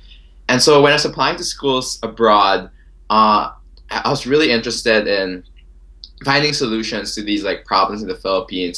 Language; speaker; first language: English; non-native, local second language; Filipino